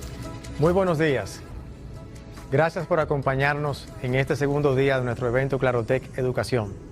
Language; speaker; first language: Spanish; native; Spanish